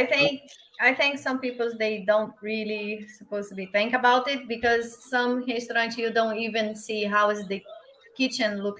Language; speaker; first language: English; non-native, learner; Portuguese